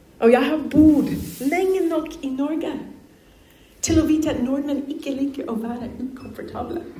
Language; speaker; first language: Norwegian; non-native, fluent; English